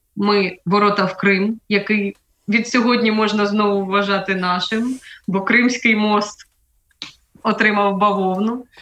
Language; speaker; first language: Ukrainian; native; Ukrainian